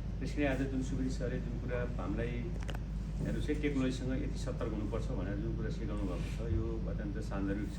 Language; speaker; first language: Nepali; native; Nepali